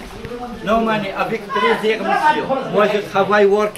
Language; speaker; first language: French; non-native, local second language; Arabic